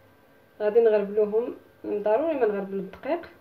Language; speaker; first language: Arabic; native; Arabic